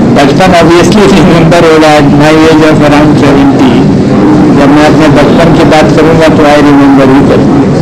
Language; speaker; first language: Hindi; native; Hindi